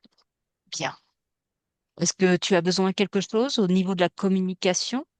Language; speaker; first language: French; native; French